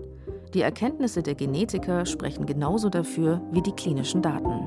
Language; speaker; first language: German; native; German